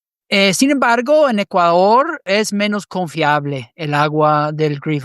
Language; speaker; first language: Spanish; non-native, fluent; English